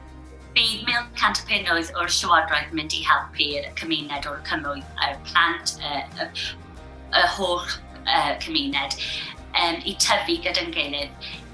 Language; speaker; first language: Welsh; non-native, local second language; English